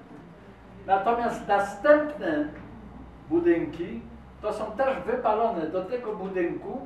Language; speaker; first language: Polish; native; Polish